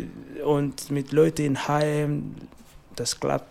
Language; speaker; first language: German; non-native, learner; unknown